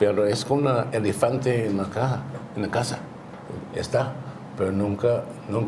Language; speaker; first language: Spanish; non-native, learner; English